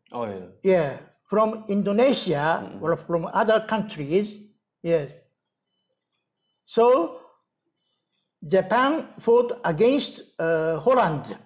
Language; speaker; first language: English; non-native, learner; Japanese